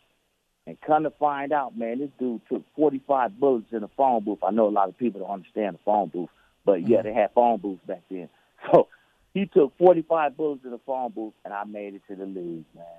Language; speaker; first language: English; native; English